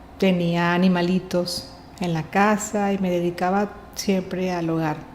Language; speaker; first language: Spanish; native; Spanish